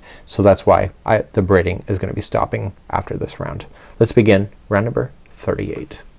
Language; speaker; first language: English; native; English